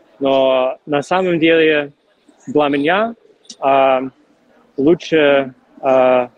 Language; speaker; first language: Russian; non-native, fluent; English